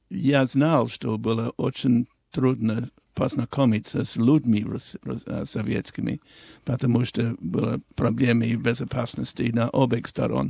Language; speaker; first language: Russian; non-native, learner; English